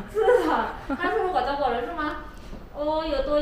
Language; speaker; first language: Chinese; non-native, learner; Thai